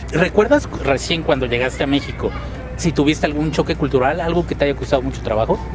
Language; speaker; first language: Spanish; native; Spanish